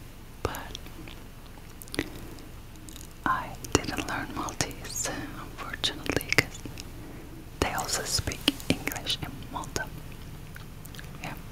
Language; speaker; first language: English; non-native, fluent; Turkish